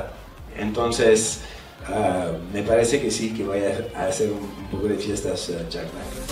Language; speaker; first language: Spanish; non-native, fluent; French